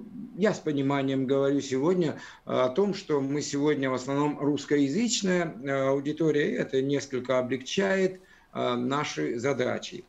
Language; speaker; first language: Russian; native; Russian